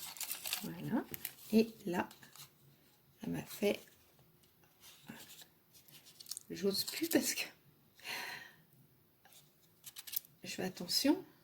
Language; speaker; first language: French; native; French